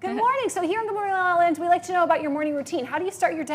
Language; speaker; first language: English; native; English